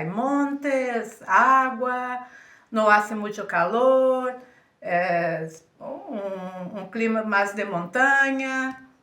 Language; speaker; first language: Spanish; early bilingual, heritage; Spanish